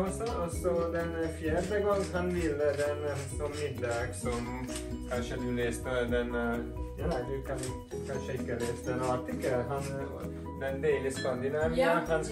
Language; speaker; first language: Norwegian; non-native, fluent; Hungarian